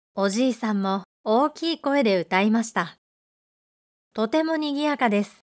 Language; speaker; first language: Japanese; native; Japanese